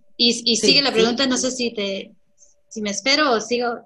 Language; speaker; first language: Spanish; early bilingual, heritage; Spanish